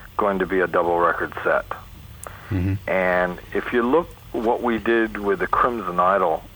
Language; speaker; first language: English; native; English